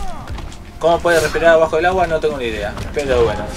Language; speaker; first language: Spanish; native; Spanish